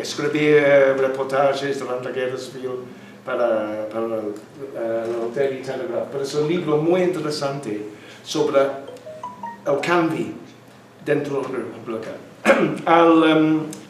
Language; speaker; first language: Spanish; non-native, learner; English